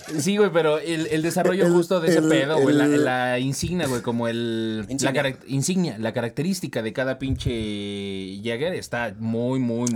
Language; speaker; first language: Spanish; native; Spanish